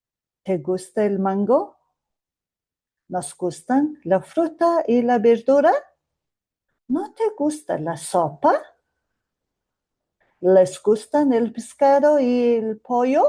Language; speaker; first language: Spanish; non-native, fluent; Mongolian